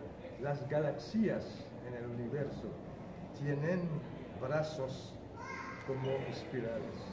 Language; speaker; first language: Spanish; non-native, fluent; Haitian Creole